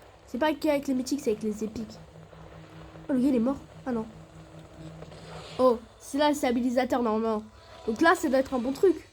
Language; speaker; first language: French; native; French